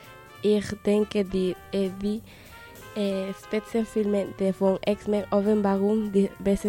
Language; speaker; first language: German; non-native, learner; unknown